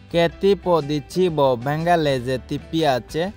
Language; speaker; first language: Italian; non-native, learner; Bangla